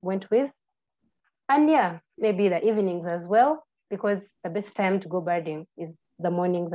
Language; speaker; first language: English; non-native, local second language; Ganda